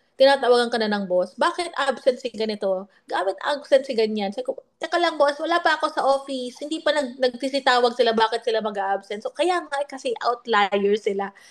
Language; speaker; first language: Filipino; non-native, local second language; Bikol